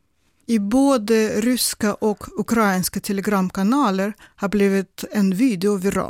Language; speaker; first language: Swedish; non-native, fluent; Russian